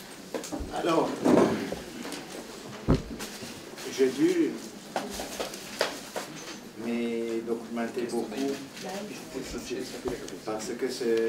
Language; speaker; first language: French; non-native, fluent; Italian